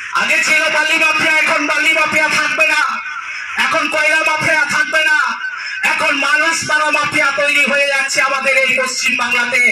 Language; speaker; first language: Bangla; non-native, local second language; Santali